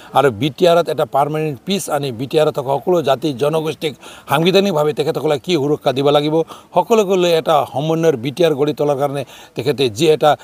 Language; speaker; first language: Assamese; non-native, local second language; Nepali